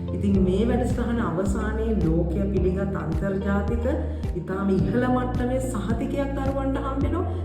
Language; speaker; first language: Sinhala; native; Sinhala